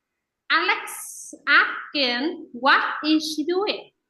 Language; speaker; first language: English; non-native, fluent; Vietnamese